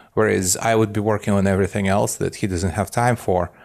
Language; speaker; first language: English; non-native, fluent; Russian